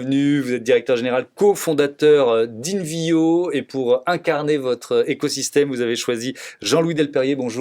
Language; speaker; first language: French; native; French